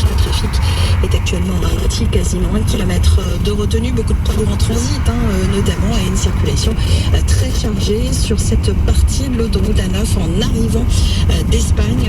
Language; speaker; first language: French; native; French